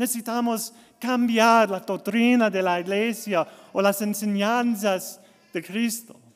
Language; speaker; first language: Spanish; non-native, learner; English